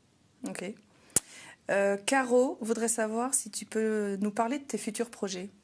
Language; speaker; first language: French; native; French